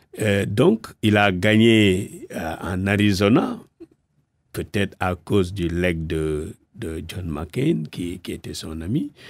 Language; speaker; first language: French; non-native, local second language; Wolof